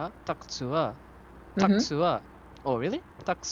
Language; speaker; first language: Japanese; non-native, learner; Malay